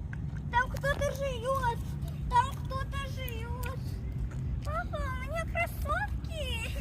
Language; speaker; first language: Russian; early bilingual, heritage; Russian